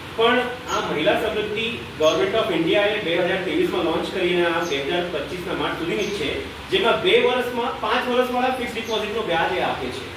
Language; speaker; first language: Gujarati; non-native, local second language; Hindi